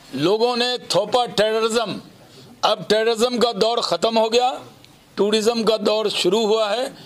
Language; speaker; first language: Hindi; native; Hindi